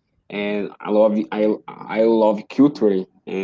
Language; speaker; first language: English; non-native, learner; Portuguese